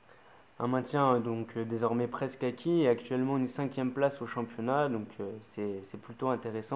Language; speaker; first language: French; native; French